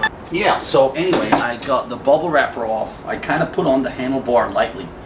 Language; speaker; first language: English; native; English